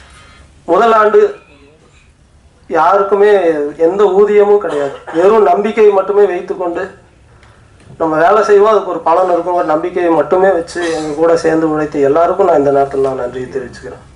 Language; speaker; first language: Tamil; native; Tamil